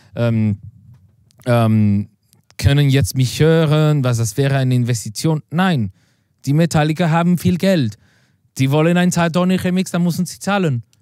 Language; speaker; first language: German; non-native, learner; Spanish